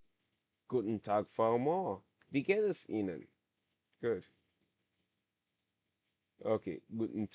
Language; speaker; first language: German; non-native, learner; Amharic